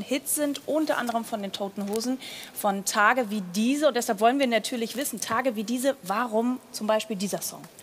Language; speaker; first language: German; native; German